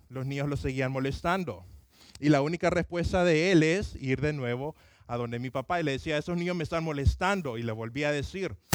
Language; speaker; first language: Spanish; early bilingual, other home language; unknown